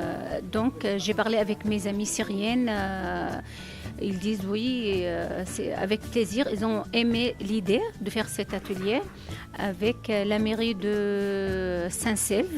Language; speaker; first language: French; non-native, fluent; Arabic